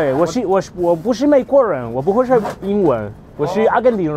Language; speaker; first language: Chinese; non-native, learner; Spanish